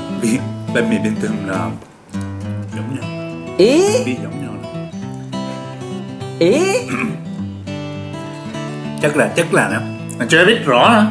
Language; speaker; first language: Vietnamese; non-native, learner; Japanese